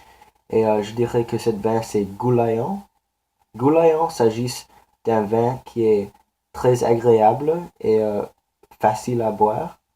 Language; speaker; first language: French; non-native, learner; English